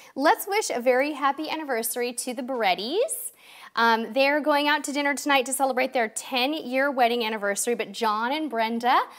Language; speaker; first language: English; native; English